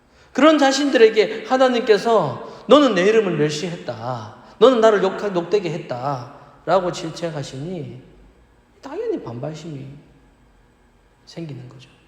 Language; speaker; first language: Korean; native; Korean